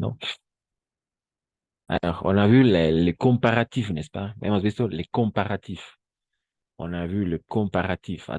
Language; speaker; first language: French; non-native, fluent; Spanish